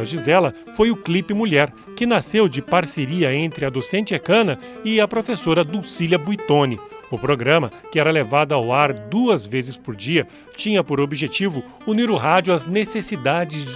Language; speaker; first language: Portuguese; native; Portuguese